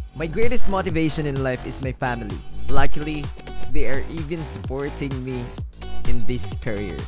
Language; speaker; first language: English; non-native, local second language; Waray